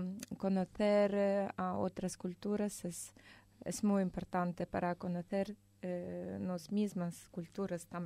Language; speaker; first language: Spanish; non-native, fluent; Russian